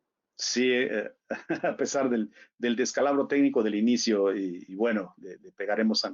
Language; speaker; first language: Spanish; native; Spanish